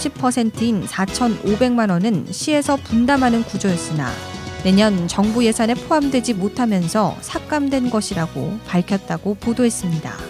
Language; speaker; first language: Korean; native; Korean